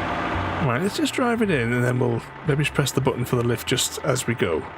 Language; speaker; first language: English; native; English